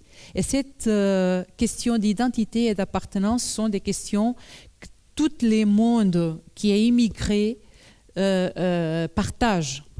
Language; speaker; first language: French; non-native, learner; Portuguese